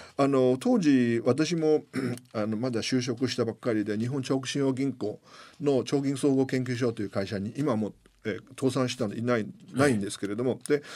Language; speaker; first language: Japanese; non-native, fluent; Chinese